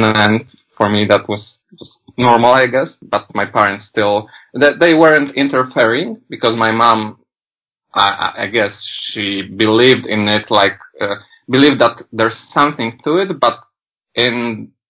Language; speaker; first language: English; non-native, fluent; Polish